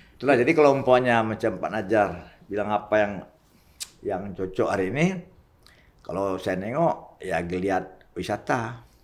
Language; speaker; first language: Indonesian; non-native, local second language; Achinese